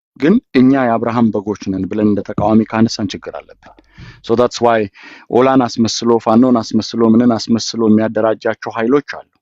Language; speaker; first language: Amharic; native; Amharic